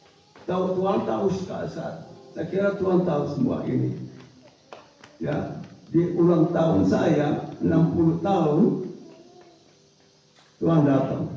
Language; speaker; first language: Indonesian; non-native, fluent; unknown